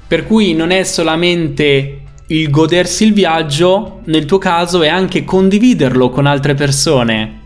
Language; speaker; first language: Italian; native; Italian